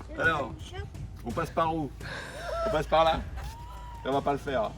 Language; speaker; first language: French; native; French